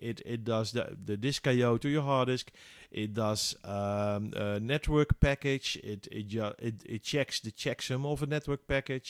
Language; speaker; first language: English; non-native, fluent; Dutch